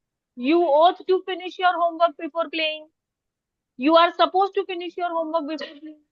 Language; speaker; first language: English; non-native, local second language; Hindi